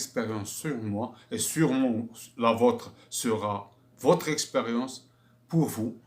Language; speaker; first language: French; non-native, fluent; Arabic